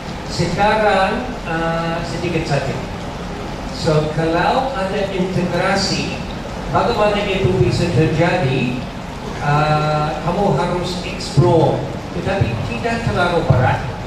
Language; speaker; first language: Indonesian; non-native, learner; English